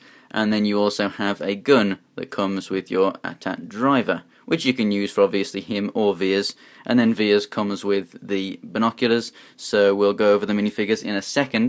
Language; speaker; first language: English; native; English